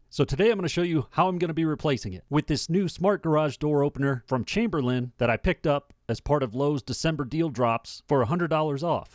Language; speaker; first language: English; native; English